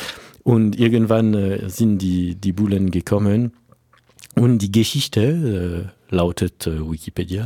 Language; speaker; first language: German; non-native, fluent; French